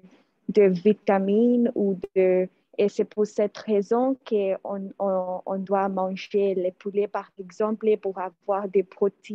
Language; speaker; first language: French; non-native, learner; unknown